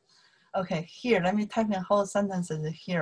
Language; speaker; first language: English; non-native, learner; Chinese